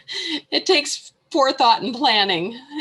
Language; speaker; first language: English; native; English